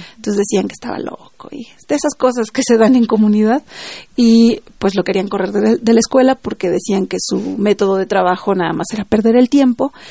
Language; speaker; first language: Spanish; non-native, local second language; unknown